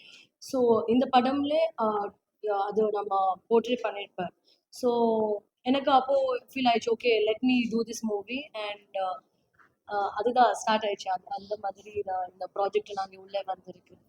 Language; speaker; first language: Tamil; non-native, fluent; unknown